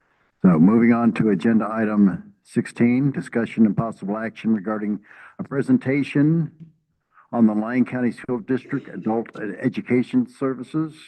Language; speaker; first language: English; native; English